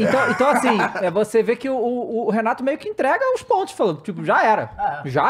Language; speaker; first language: Portuguese; native; Portuguese